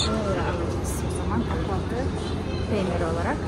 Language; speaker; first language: Turkish; non-native, fluent; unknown